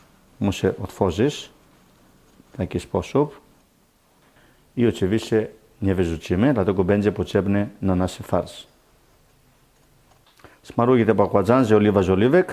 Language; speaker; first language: Polish; non-native, learner; Greek